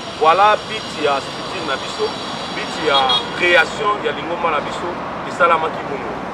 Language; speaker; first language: Lingala; non-native, local second language; Kongo